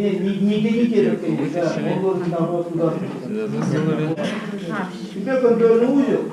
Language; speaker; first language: Russian; native; Russian